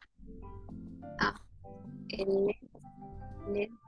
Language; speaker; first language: French; non-native, learner; Spanish